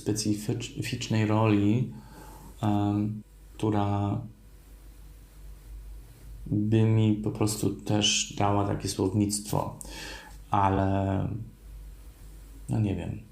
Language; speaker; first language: Polish; early bilingual, heritage; Polish